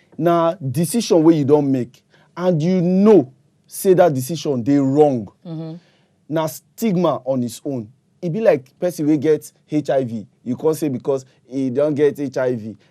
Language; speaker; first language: Nigerian Pidgin; native; Nigerian Pidgin